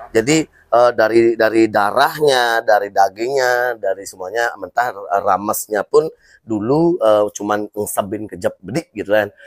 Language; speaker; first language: Indonesian; non-native, local second language; Balinese